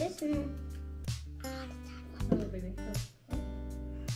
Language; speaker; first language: German; early bilingual, other home language; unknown